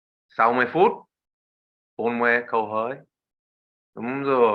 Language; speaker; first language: Vietnamese; non-native, learner; English